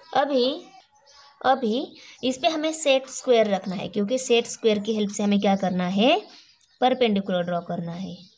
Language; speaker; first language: Hindi; non-native, local second language; Marathi